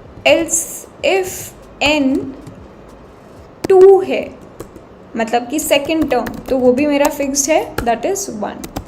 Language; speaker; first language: Hindi; native; Hindi